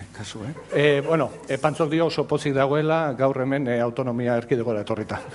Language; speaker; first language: Basque; native; Basque